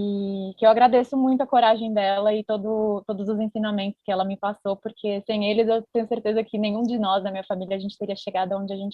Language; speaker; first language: Portuguese; native; Portuguese